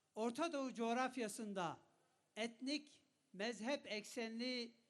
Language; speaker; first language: Turkish; non-native, local second language; Kurdish